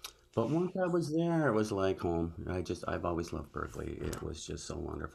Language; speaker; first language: English; native; English